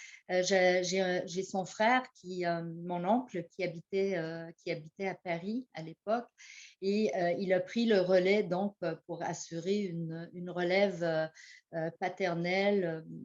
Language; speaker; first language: French; early bilingual, heritage; French